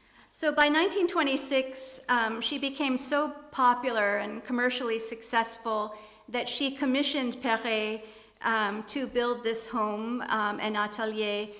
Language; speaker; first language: English; native; English